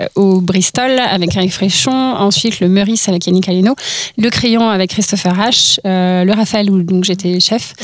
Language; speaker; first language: French; native; French